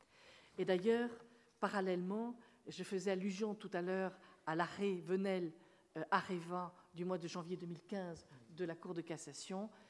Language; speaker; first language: French; native; French